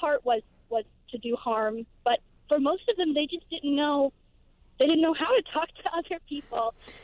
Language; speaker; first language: English; native; English